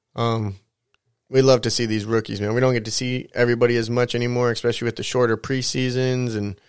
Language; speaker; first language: English; native; English